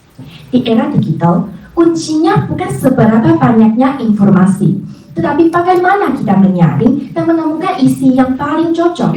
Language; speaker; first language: Indonesian; non-native, fluent; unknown